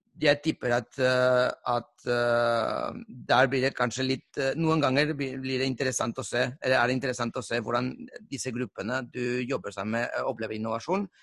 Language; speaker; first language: Norwegian; non-native, fluent; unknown